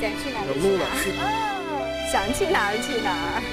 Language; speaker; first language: Chinese; native; Chinese